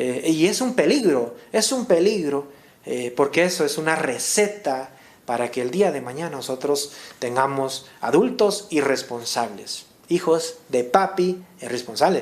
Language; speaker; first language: Spanish; native; Spanish